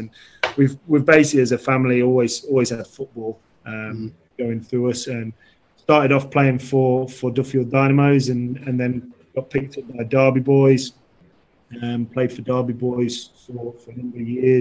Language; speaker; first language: English; native; English